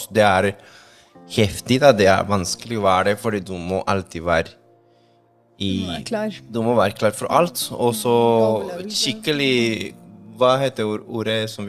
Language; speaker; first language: Norwegian; non-native, fluent; Spanish